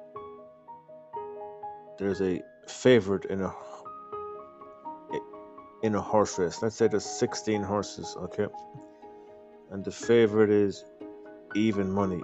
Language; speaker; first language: English; native; English